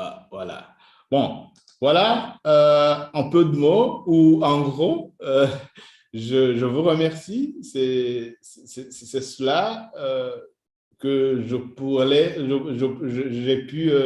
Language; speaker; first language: French; non-native, local second language; Kinyarwanda